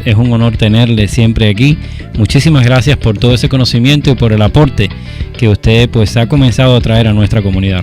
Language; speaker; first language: Spanish; native; Spanish